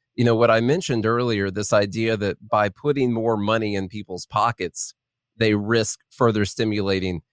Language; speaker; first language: English; native; English